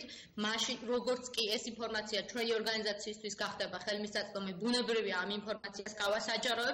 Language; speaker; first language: Georgian; native; Georgian